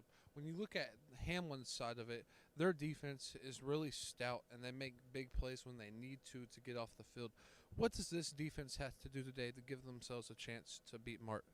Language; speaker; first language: English; native; English